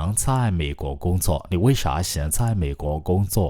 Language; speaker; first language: Chinese; non-native, fluent; Burmese